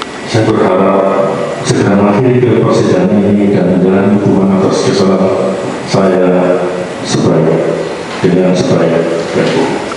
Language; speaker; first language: Indonesian; non-native, local second language; Javanese